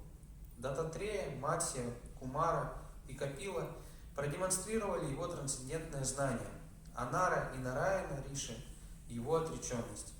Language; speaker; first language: Russian; native; Russian